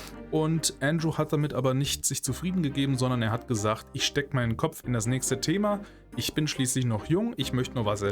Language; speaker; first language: German; native; German